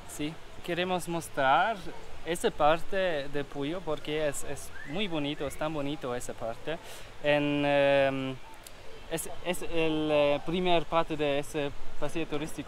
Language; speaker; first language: Spanish; non-native, learner; German